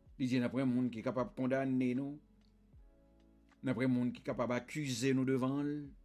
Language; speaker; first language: French; non-native, local second language; Haitian Creole